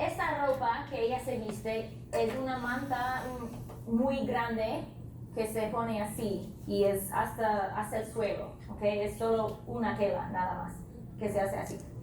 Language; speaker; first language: Spanish; non-native, fluent; English